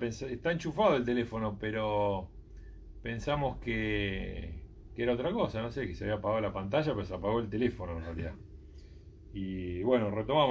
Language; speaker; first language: Spanish; native; Spanish